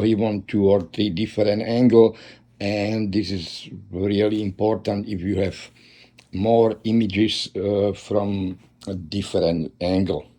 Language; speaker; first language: English; non-native, learner; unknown